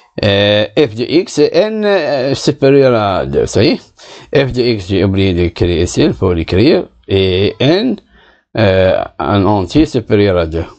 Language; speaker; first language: French; non-native, local second language; Arabic